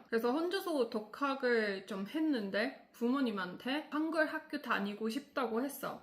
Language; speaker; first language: Korean; non-native, fluent; English